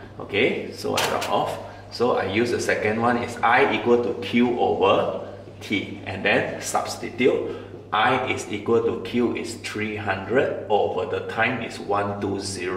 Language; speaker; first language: English; non-native, local second language; Chinese